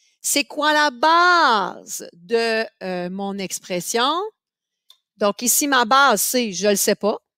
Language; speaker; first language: French; native; French